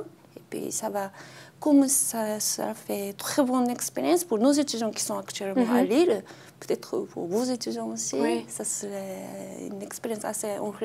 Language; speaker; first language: French; non-native, fluent; Japanese